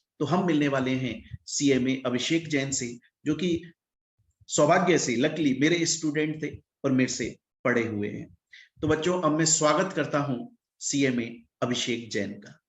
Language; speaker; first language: Hindi; native; Hindi